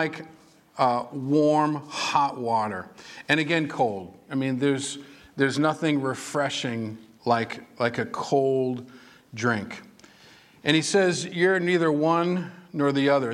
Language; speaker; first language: English; native; English